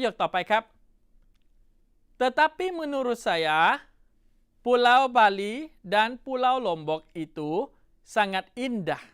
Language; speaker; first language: Indonesian; non-native, fluent; Thai